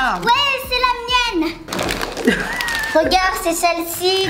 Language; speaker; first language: French; native; French